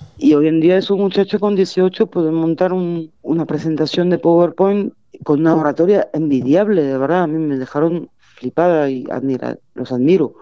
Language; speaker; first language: Spanish; non-native, fluent; French